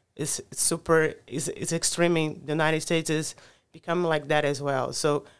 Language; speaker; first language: English; non-native, fluent; Portuguese